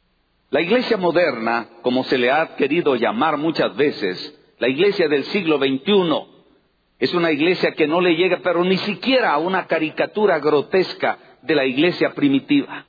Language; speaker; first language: Spanish; native; Spanish